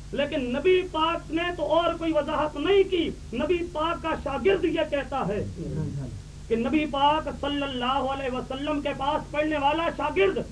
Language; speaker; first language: Urdu; native; Urdu